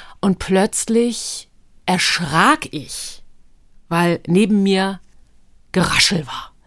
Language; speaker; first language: German; early bilingual, other home language; Hebrew